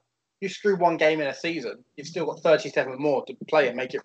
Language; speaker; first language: English; native; English